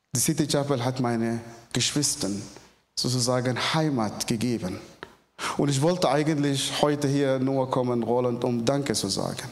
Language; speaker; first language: German; non-native, fluent; Arabic